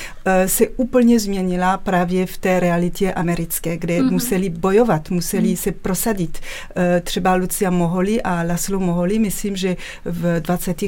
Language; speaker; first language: Czech; non-native, fluent; French